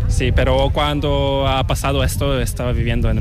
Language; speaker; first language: Spanish; non-native, fluent; Korean